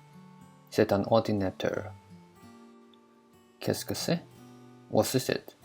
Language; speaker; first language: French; non-native, fluent; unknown